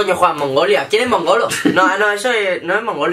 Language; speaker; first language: Spanish; native; Spanish